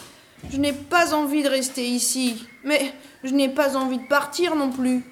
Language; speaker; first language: French; native; French